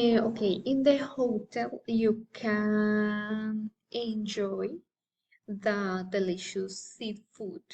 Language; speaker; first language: English; non-native, learner; Spanish